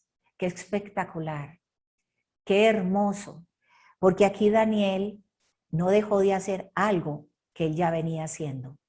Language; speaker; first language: Spanish; native; Spanish